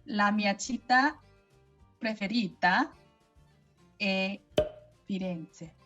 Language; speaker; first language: Italian; non-native, learner; Korean